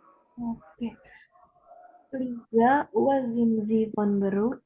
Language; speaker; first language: German; non-native, learner; Indonesian